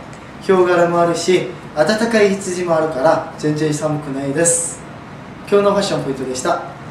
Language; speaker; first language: Japanese; non-native, learner; Korean